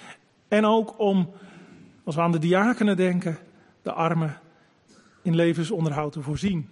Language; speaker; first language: Dutch; native; Dutch